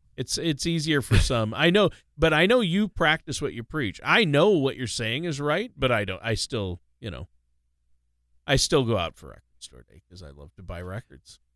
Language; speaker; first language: English; native; English